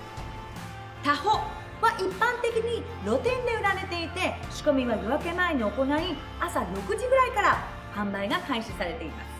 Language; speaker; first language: Japanese; non-native, fluent; Filipino